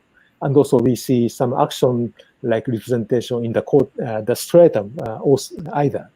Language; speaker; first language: English; non-native, fluent; Japanese